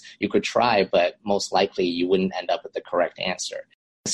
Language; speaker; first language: English; native; English